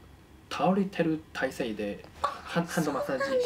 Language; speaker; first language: Japanese; non-native, fluent; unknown